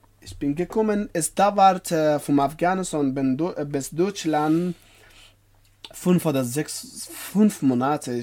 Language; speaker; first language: German; non-native, learner; Persian